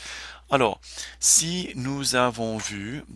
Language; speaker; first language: French; non-native, fluent; English